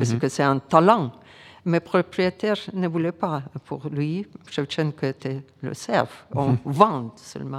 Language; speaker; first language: French; non-native, fluent; Ukrainian